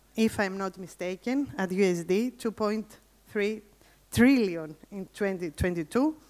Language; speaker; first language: English; non-native, fluent; Greek